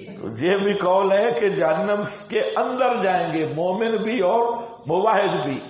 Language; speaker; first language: Urdu; non-native, local second language; Saraiki